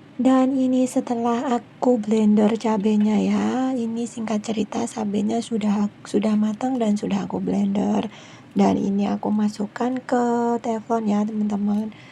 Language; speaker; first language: Indonesian; non-native, local second language; Javanese